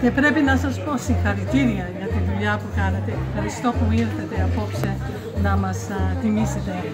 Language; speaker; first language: Greek; non-native, fluent; English